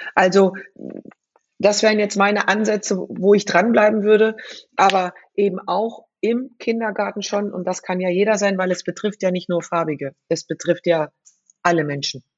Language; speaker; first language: German; native; German